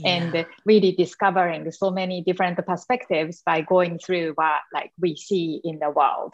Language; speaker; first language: English; non-native, fluent; Japanese